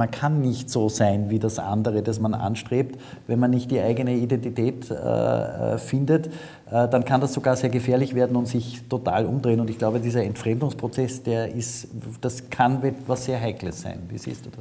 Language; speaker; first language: German; native; German